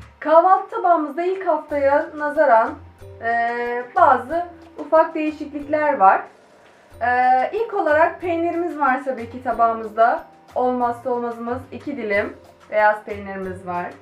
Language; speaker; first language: Turkish; native; Turkish